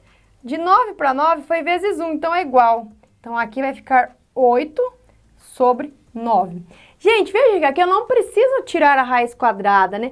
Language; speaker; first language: Portuguese; native; Portuguese